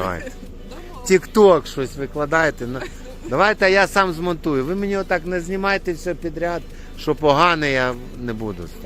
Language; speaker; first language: Ukrainian; native; Ukrainian